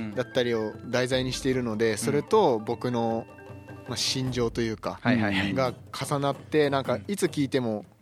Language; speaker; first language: Japanese; native; Japanese